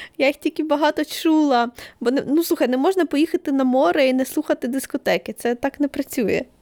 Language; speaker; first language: Ukrainian; native; Ukrainian